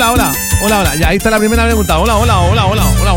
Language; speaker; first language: Spanish; native; Spanish